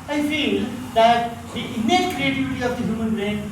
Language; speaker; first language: English; non-native, local second language; Kannada